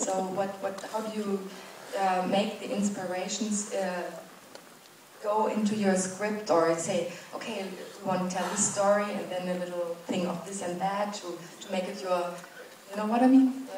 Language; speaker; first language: English; non-native, fluent; German